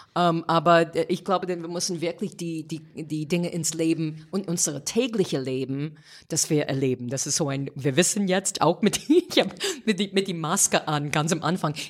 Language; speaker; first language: German; non-native, fluent; English